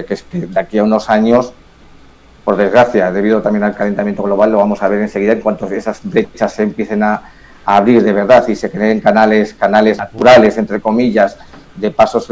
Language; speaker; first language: Spanish; native; Spanish